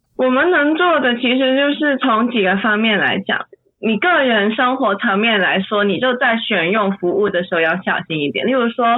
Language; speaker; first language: Chinese; non-native, fluent; Cantonese